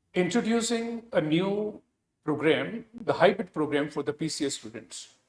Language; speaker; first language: English; non-native, local second language; Punjabi